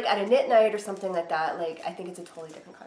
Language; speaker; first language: English; native; English